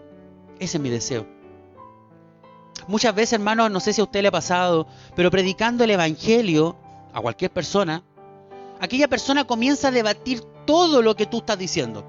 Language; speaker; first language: Spanish; native; Spanish